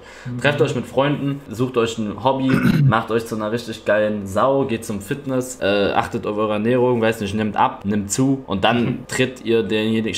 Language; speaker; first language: German; native; German